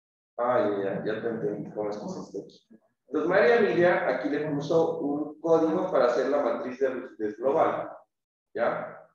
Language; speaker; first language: Spanish; native; Spanish